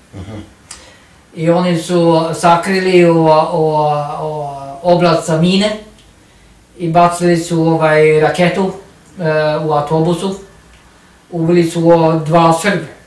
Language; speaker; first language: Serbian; non-native, learner; Norwegian